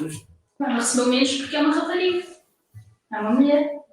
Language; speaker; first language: Portuguese; early bilingual, other home language; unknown